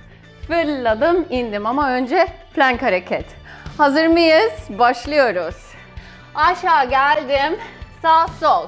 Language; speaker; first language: Turkish; non-native, fluent; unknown